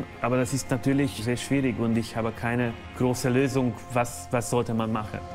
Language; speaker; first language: German; non-native, fluent; Hungarian